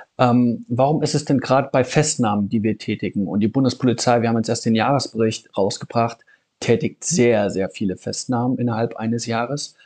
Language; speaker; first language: German; native; German